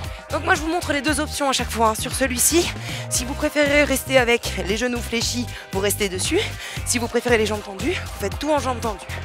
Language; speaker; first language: French; native; French